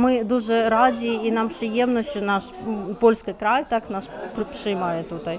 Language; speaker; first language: Polish; non-native, learner; Ukrainian